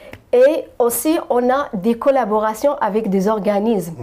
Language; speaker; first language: French; non-native, local second language; Arabic